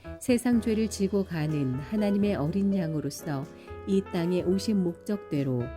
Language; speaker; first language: Korean; native; Korean